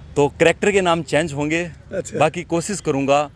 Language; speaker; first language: Hindi; native; Hindi